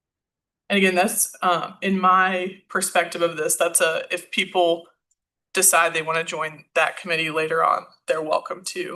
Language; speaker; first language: English; native; English